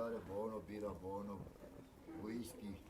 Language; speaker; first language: Italian; non-native, learner; Romanian